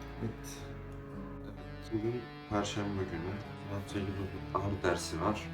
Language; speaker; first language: Turkish; native; Turkish